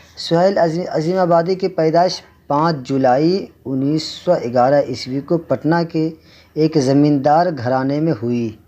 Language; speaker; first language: Urdu; native; Urdu